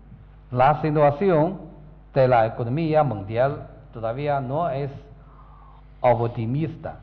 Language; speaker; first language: Spanish; non-native, learner; Chinese